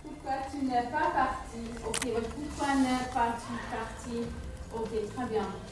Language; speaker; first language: French; non-native, fluent; Hungarian